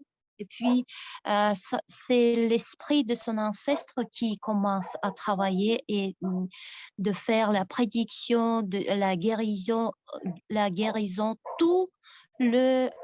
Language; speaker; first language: French; non-native, fluent; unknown